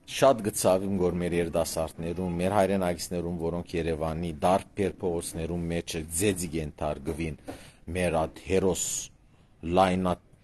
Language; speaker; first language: Armenian; early bilingual, heritage; Armenian